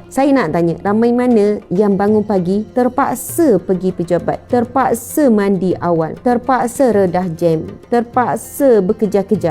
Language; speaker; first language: Malay; native; Malay